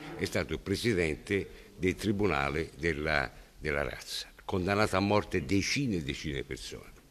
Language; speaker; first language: Italian; native; Italian